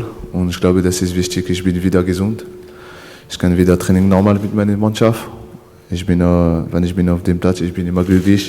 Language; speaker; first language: German; non-native, learner; French